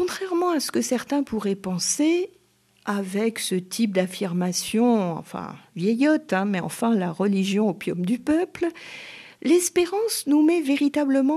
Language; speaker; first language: French; native; French